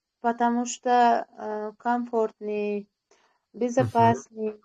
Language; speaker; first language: Russian; non-native, learner; Uzbek